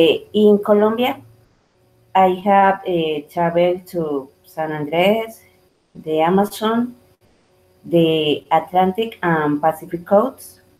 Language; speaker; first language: English; non-native, learner; Spanish